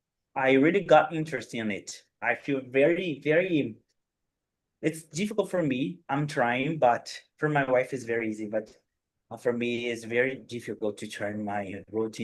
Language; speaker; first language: English; non-native, fluent; Portuguese